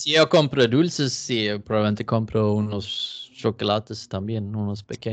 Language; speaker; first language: Spanish; non-native, fluent; Swedish